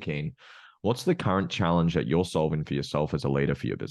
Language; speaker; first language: English; native; English